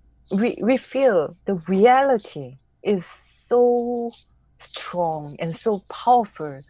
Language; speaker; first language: English; non-native, fluent; Korean